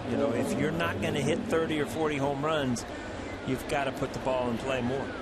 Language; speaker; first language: English; native; English